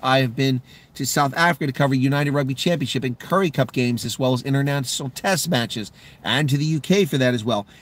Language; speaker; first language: English; native; English